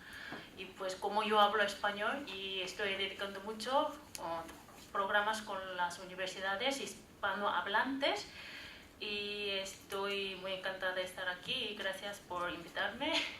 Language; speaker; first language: Spanish; non-native, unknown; Korean